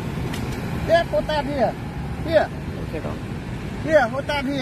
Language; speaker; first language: English; non-native, learner; Vietnamese